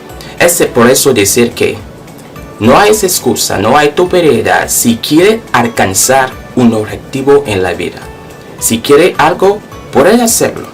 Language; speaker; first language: Spanish; non-native, local second language; French